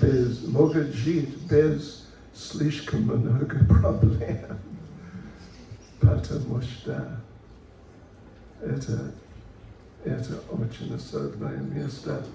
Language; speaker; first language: Russian; non-native, learner; English